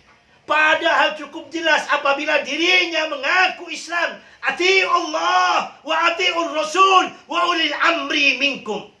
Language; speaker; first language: Indonesian; native; Indonesian